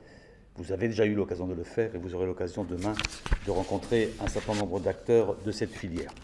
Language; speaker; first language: French; native; French